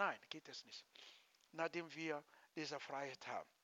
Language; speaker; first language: German; non-native, learner; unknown